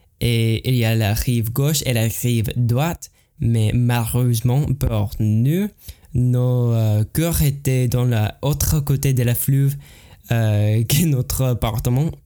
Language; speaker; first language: French; non-native, learner; English